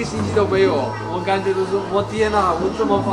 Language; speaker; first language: Chinese; non-native, fluent; Dutch